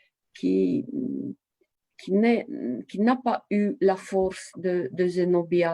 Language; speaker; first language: French; non-native, fluent; Romanian